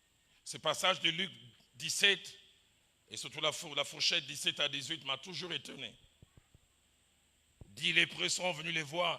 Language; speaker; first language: French; non-native, local second language; Lingala